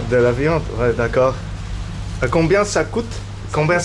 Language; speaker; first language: French; non-native, learner; Spanish